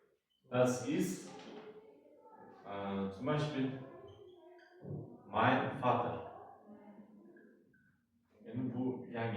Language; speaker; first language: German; non-native, fluent; Uzbek